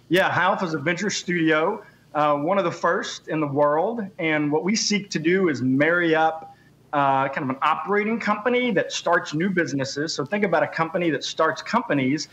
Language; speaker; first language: English; native; English